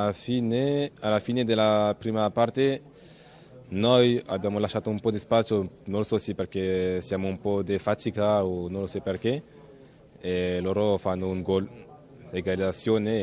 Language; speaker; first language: Italian; non-native, fluent; French